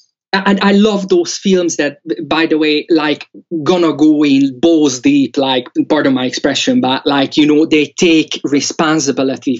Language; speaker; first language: English; non-native, fluent; Hungarian